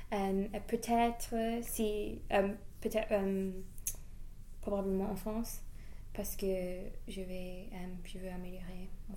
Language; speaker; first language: French; non-native, learner; English